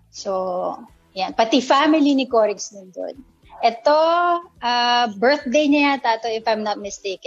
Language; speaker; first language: Filipino; native; Filipino